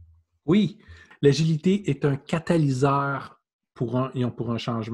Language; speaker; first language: French; native; French